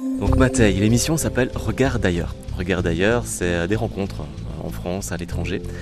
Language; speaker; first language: French; native; French